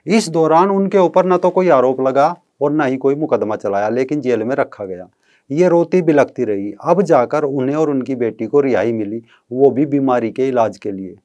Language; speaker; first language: Hindi; native; Hindi